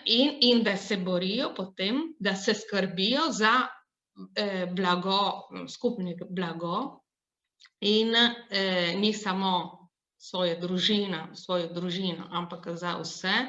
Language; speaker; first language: Slovenian; non-native, local second language; Italian